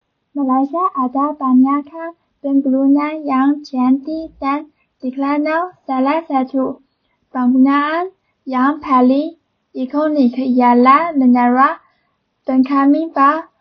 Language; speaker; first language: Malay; non-native, learner; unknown